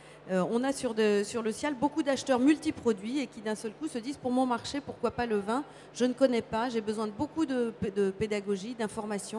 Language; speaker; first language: French; native; French